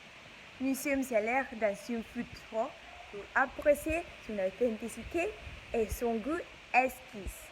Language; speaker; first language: French; non-native, learner; English